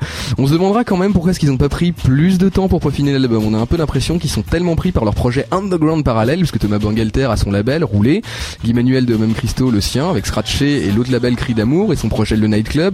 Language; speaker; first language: French; native; French